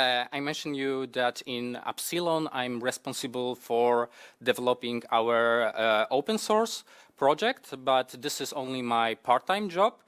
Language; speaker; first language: English; non-native, fluent; Polish